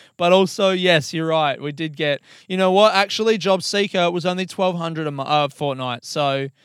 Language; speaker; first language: English; native; English